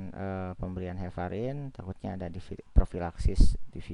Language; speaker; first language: Indonesian; native; Indonesian